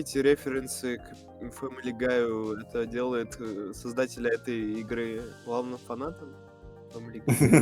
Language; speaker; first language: Russian; native; Russian